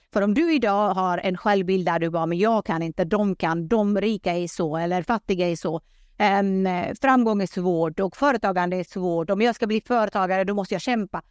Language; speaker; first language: Swedish; early bilingual, other home language; Pashto